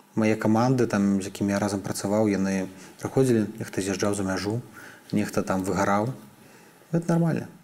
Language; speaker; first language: Belarusian; native; Belarusian